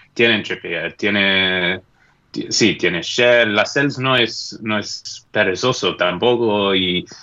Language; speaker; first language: Spanish; non-native, fluent; English